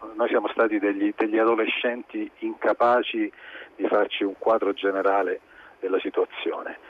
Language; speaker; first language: Italian; native; Italian